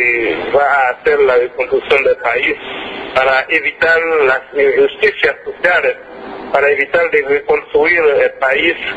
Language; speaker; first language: Spanish; non-native, fluent; French